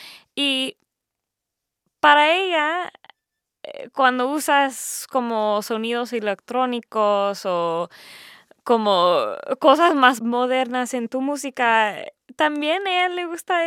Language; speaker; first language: Spanish; early bilingual, heritage; Spanish